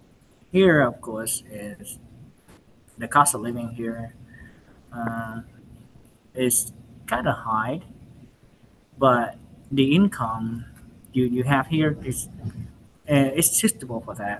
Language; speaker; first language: English; non-native, learner; Vietnamese